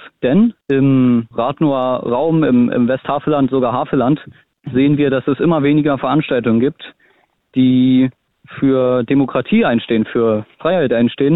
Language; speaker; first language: German; native; German